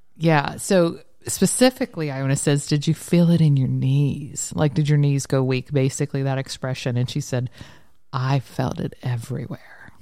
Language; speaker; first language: English; native; English